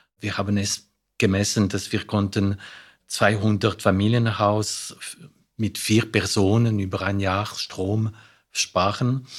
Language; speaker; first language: German; non-native, fluent; French